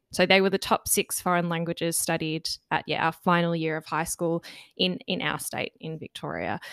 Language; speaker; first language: English; native; English